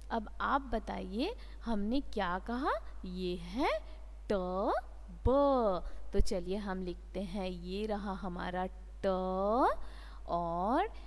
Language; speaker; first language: Hindi; non-native, local second language; Bangla